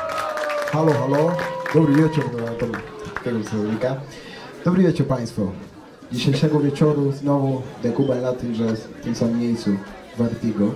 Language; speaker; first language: Polish; non-native, fluent; Spanish